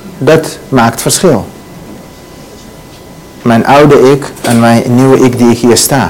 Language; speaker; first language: Dutch; non-native, learner; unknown